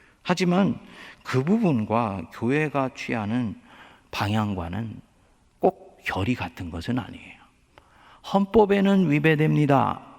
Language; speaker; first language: Korean; native; Korean